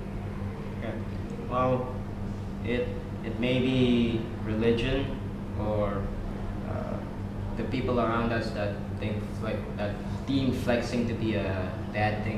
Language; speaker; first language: English; non-native, fluent; Indonesian